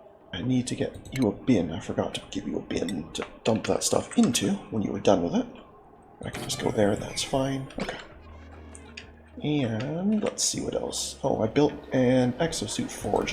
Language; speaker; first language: English; native; English